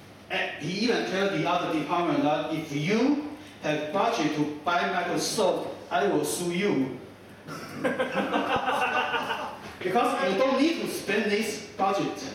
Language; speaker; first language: English; non-native, fluent; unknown